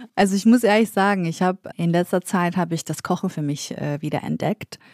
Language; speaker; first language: German; early bilingual, other home language; Central Kurdish